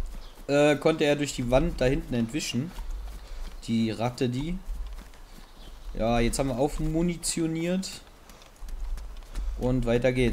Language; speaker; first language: German; native; German